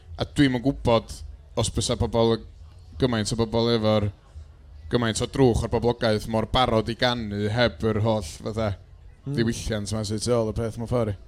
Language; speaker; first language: Welsh; native; Welsh